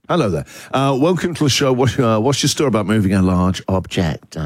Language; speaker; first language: English; native; English